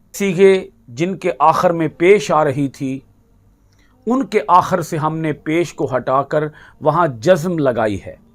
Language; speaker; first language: Urdu; native; Urdu